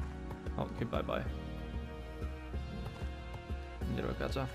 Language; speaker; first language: Korean; non-native, learner; German